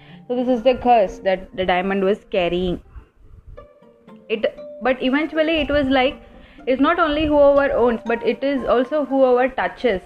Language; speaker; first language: English; non-native, local second language; Tamil